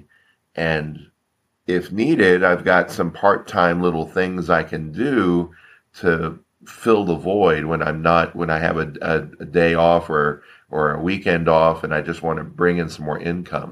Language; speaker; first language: English; native; English